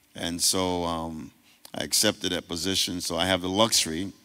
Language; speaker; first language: English; native; English